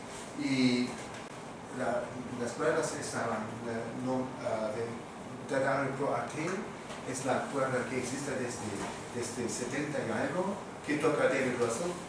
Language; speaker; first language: Spanish; non-native, fluent; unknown